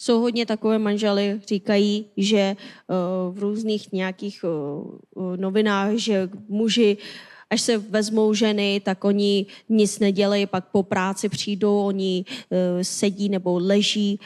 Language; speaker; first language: Czech; non-native, fluent; Korean